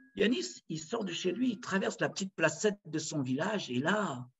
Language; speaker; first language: French; native; French